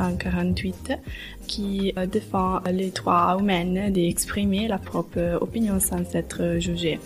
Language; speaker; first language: French; non-native, learner; Italian